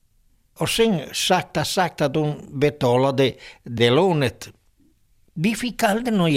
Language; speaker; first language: Swedish; non-native, fluent; Italian